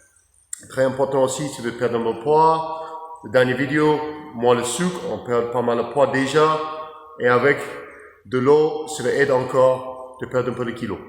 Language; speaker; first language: French; non-native, learner; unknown